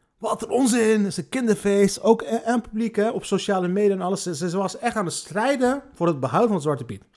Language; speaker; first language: Dutch; early bilingual, other home language; Turkish